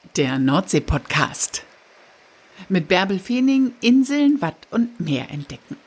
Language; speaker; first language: German; native; German